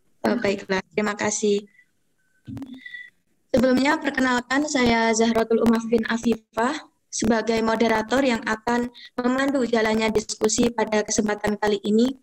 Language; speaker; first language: Indonesian; native; Indonesian